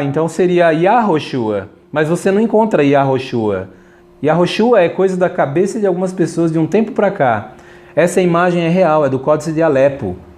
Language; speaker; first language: Portuguese; native; Portuguese